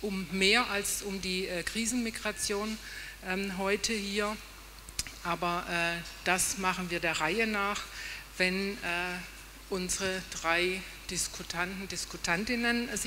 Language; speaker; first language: German; native; German